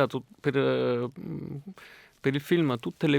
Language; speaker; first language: Italian; native; Italian